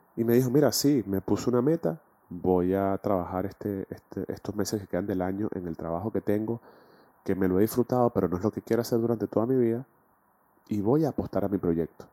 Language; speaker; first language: Spanish; native; Spanish